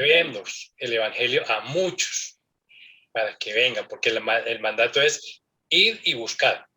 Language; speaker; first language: Spanish; native; Spanish